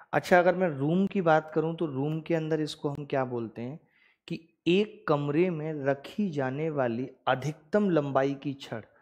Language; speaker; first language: Hindi; native; Hindi